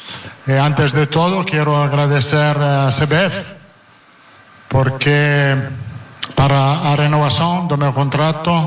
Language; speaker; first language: Portuguese; non-native, fluent; Italian